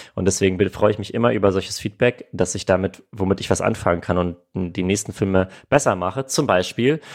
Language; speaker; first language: German; early bilingual, other home language; Armenian